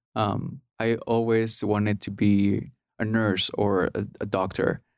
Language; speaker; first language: English; early bilingual, other home language; Spanish